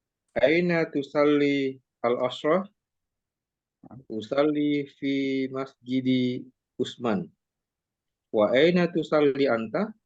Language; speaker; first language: Arabic; non-native, learner; Indonesian